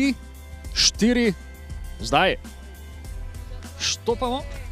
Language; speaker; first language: Slovenian; native; Slovenian